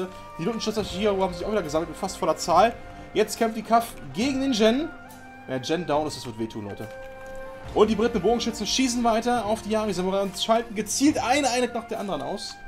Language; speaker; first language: German; native; German